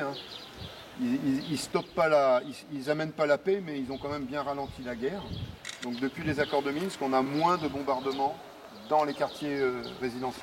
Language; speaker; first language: French; native; French